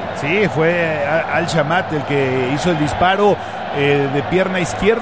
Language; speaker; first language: Spanish; native; Spanish